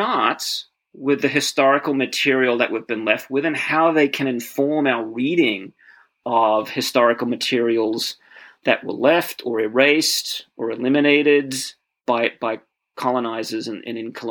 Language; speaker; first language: English; native; English